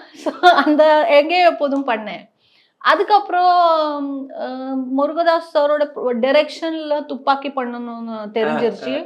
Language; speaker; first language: Tamil; non-native, learner; Malayalam